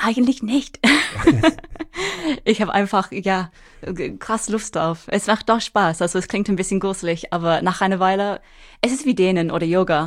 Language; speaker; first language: German; non-native, fluent; English